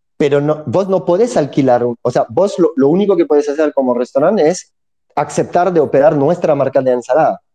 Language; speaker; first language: Spanish; non-native, fluent; French